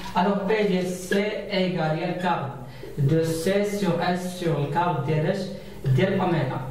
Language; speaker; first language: French; non-native, local second language; Arabic